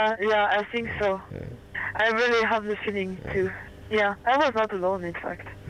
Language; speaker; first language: English; non-native, learner; French